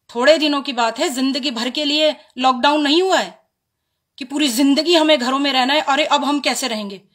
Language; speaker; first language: Hindi; native; Hindi